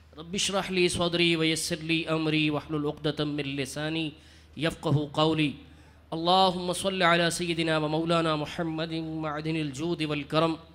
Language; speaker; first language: Urdu; non-native, local second language; Punjabi